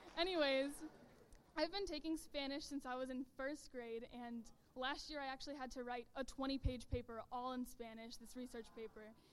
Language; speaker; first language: English; native; English